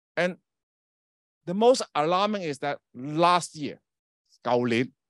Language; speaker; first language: English; non-native, local second language; Chinese